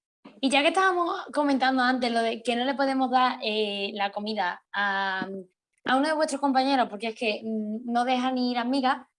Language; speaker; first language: Spanish; native; Spanish